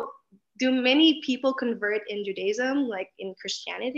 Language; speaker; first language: English; non-native, local second language; Filipino